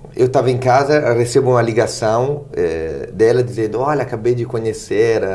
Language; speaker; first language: Portuguese; non-native, fluent; Italian